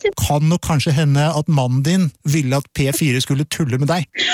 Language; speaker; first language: Norwegian; native; Norwegian